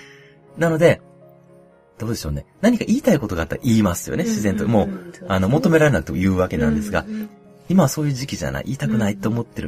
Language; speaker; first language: Japanese; native; Japanese